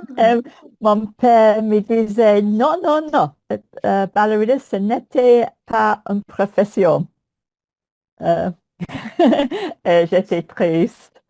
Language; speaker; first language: French; non-native, learner; English